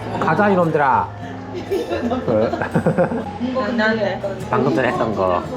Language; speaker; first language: Korean; native; Korean